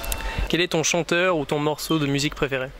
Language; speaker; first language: French; native; French